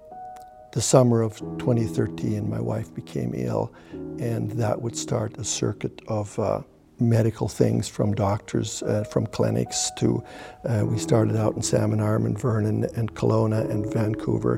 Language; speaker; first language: English; early bilingual, other home language; German